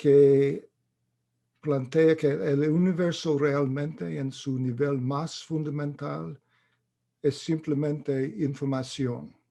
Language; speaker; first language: Spanish; non-native, fluent; English